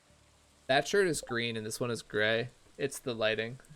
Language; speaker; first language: English; native; English